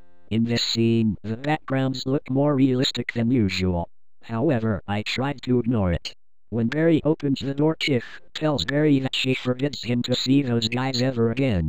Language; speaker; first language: English; native; English